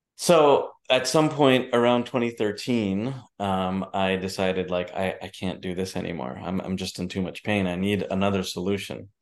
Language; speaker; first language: English; native; English